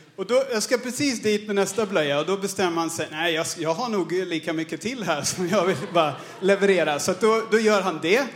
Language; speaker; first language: Swedish; non-native, fluent; English